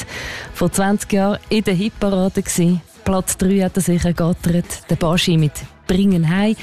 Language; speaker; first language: German; native; German